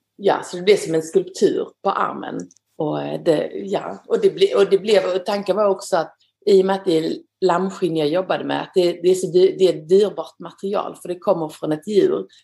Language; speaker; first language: Swedish; native; Swedish